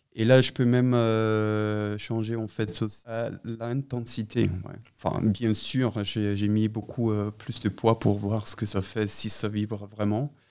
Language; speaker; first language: French; non-native, fluent; German